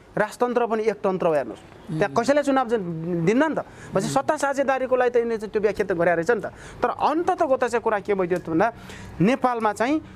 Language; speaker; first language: Nepali; non-native, local second language; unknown